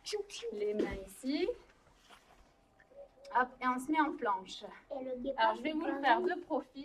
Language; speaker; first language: French; native; French